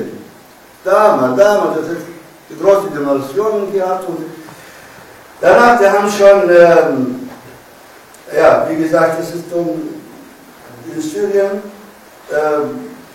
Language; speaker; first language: German; non-native, learner; Arabic